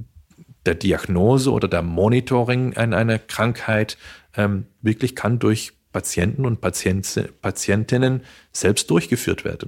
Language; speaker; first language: German; non-native, fluent; Dutch